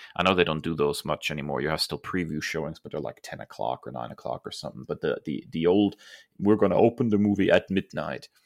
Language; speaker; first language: English; early bilingual, other home language; German